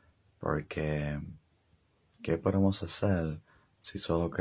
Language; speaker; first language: Spanish; early bilingual, heritage; English